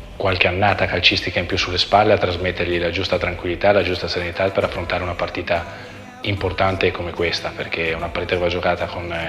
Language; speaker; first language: Italian; native; Italian